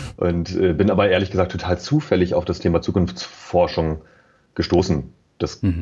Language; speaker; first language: German; native; German